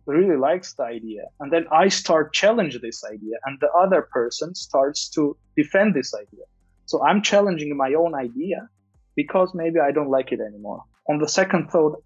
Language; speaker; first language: English; non-native, fluent; Armenian